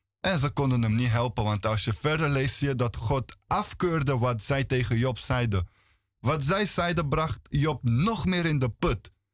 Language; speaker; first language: Dutch; early bilingual, other home language; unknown